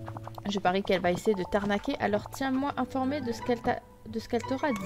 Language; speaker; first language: French; native; French